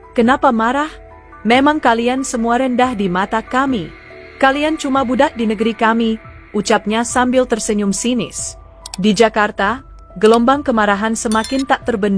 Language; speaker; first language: Indonesian; native; Indonesian